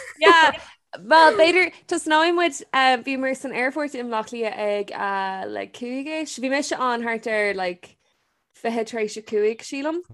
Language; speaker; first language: Irish; non-native, local second language; English